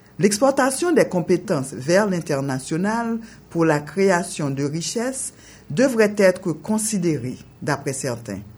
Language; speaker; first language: French; non-native, local second language; Haitian Creole